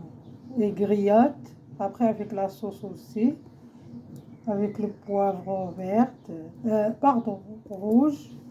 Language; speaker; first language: French; non-native, learner; Arabic